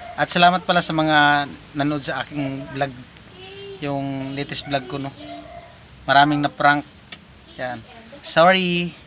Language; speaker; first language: Filipino; non-native, local second language; Bikol